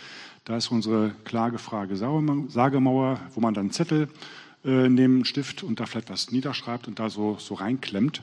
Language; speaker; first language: German; native; German